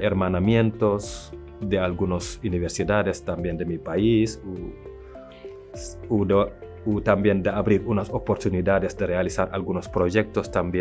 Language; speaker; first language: Spanish; non-native, fluent; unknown